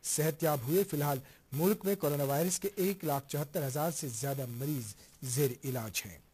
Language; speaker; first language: Urdu; non-native, local second language; Kashmiri